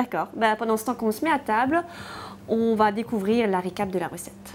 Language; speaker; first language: French; native; French